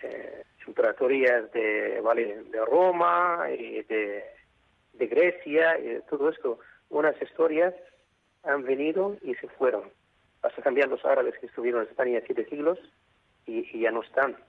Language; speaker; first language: Spanish; non-native, fluent; Arabic